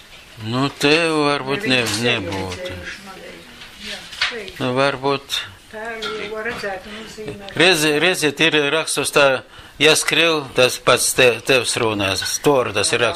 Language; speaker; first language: Latvian; non-native, local second language; Russian